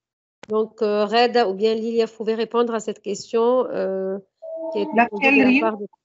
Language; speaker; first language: French; non-native, fluent; Arabic